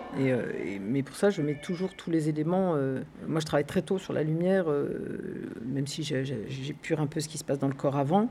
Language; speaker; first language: French; early bilingual, other home language; Arabic